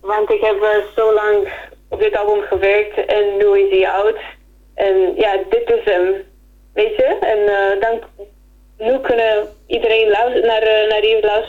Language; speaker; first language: Dutch; non-native, fluent; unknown